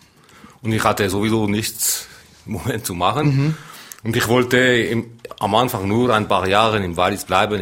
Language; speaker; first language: German; non-native, local second language; French